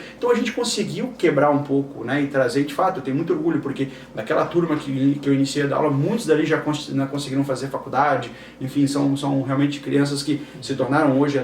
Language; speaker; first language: Portuguese; native; Portuguese